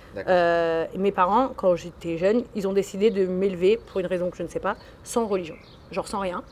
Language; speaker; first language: French; early bilingual, other home language; English